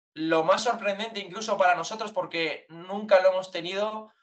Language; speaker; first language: English; non-native, learner; Spanish